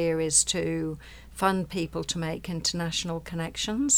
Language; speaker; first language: English; native; English